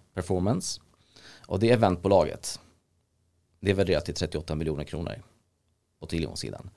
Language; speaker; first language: Swedish; early bilingual, other home language; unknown